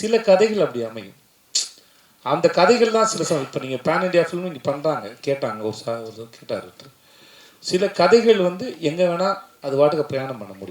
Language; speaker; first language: Tamil; native; Tamil